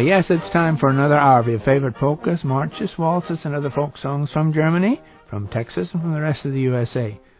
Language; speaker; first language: English; native; English